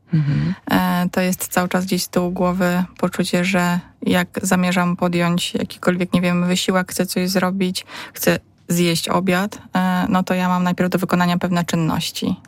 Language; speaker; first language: Polish; native; Polish